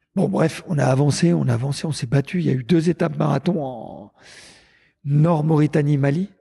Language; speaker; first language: French; native; French